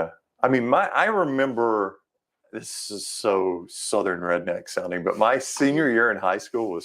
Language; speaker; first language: English; native; English